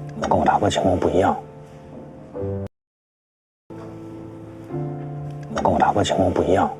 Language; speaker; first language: Chinese; non-native, fluent; Korean